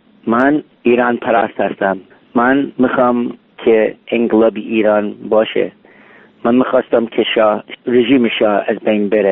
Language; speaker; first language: Persian; non-native, learner; English